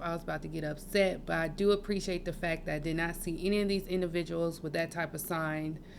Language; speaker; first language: English; native; English